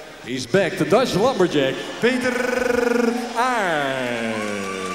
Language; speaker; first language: English; non-native, fluent; Dutch